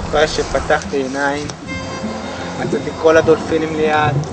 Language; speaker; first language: Hebrew; non-native, local second language; Arabic